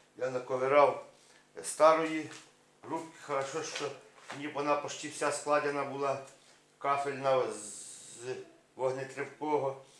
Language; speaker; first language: Ukrainian; native; Ukrainian